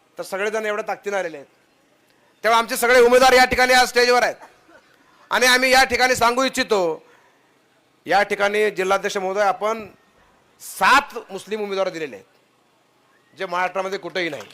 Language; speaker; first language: Marathi; native; Marathi